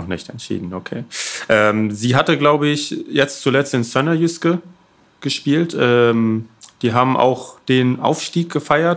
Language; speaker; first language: German; native; German